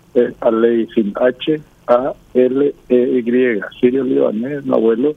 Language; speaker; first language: Spanish; native; Spanish